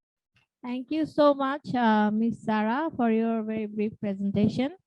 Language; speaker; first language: English; non-native, local second language; Bangla